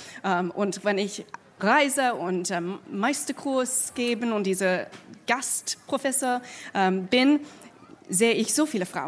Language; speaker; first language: German; non-native, learner; English